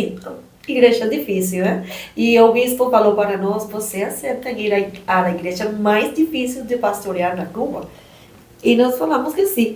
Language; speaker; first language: Portuguese; non-native, learner; Spanish